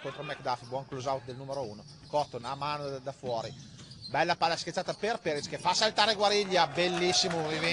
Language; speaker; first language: Italian; native; Italian